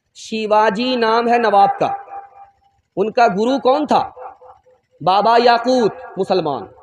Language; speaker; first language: Urdu; non-native, local second language; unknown